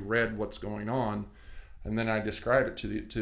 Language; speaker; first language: English; native; English